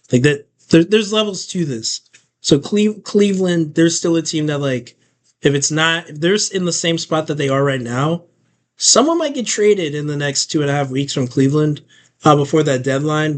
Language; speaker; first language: English; native; English